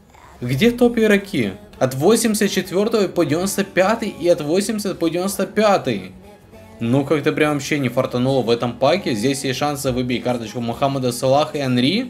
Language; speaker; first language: Russian; native; Russian